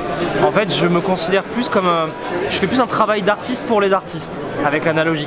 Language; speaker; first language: French; native; French